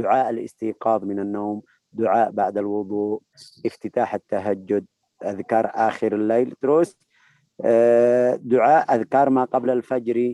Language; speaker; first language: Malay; non-native, learner; Arabic